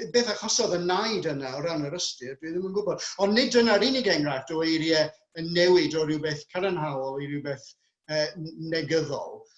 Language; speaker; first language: Welsh; non-native, fluent; English